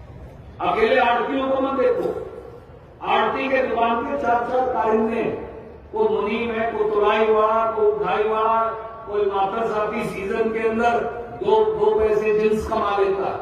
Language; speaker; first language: Hindi; native; Hindi